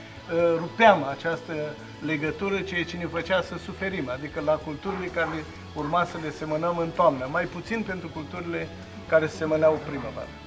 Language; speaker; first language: Romanian; native; Romanian